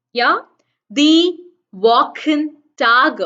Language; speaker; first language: German; non-native, fluent; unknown